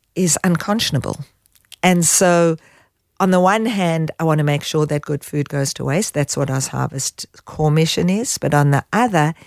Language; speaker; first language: English; native; English